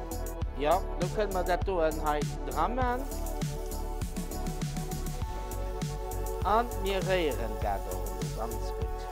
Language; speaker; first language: German; non-native, local second language; Luxembourgish